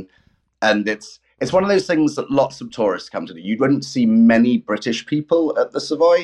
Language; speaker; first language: English; native; English